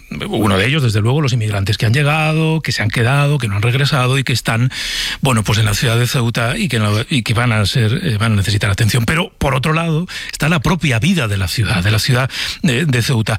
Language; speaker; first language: Spanish; native; Spanish